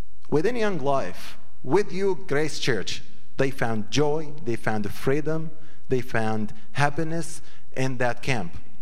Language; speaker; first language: English; non-native, fluent; Arabic